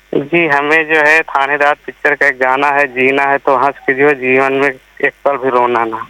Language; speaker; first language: Hindi; native; Hindi